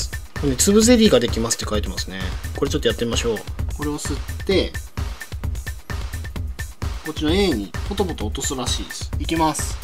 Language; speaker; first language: Japanese; native; Japanese